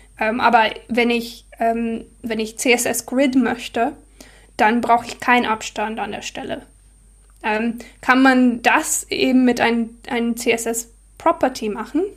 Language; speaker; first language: German; non-native, fluent; English